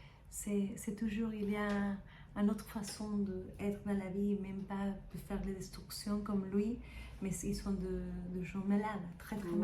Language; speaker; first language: French; non-native, learner; Spanish